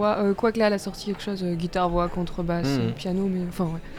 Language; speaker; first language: French; native; French